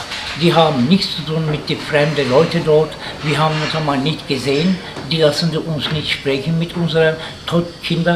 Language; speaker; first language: German; non-native, learner; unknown